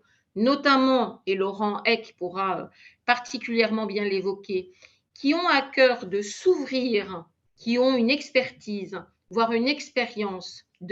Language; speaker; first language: French; native; French